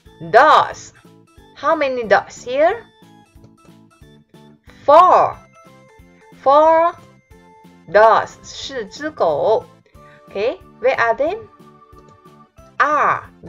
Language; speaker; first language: English; non-native, local second language; Chinese